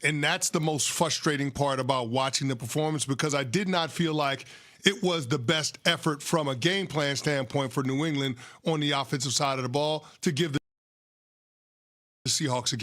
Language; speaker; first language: English; native; English